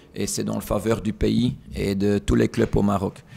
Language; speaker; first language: French; non-native, fluent; Dutch